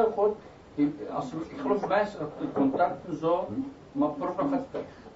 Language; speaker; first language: Dutch; non-native, learner; Turkish